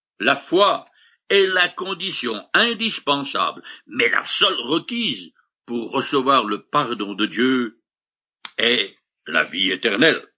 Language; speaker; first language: French; native; French